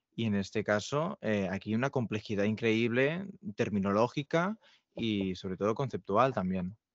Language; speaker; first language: Spanish; non-native, local second language; Catalan